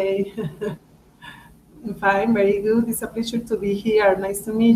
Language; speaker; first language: English; non-native, learner; Spanish